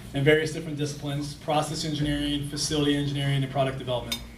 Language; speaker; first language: English; native; English